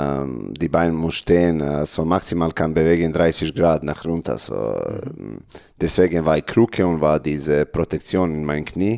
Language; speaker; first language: German; non-native, learner; Serbian